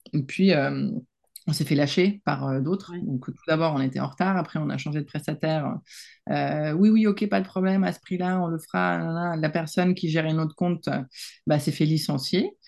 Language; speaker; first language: French; non-native, fluent; Spanish